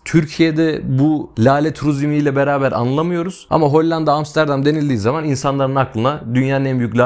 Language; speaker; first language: Turkish; native; Turkish